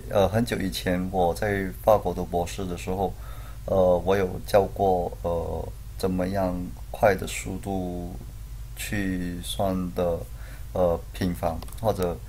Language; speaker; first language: Chinese; non-native, fluent; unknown